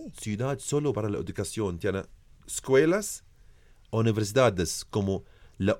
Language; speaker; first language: Spanish; non-native, learner; Arabic